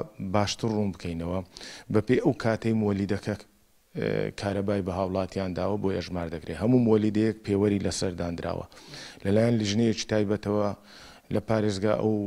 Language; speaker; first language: Central Kurdish; native; Central Kurdish